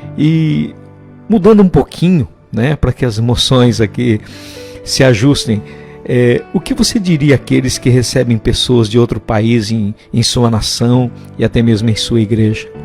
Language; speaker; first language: Portuguese; native; Portuguese